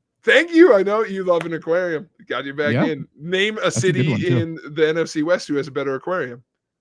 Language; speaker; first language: English; native; English